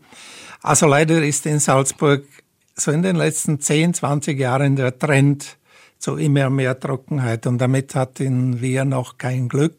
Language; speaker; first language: German; native; German